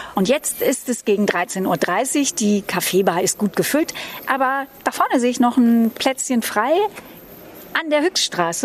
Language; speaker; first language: German; native; German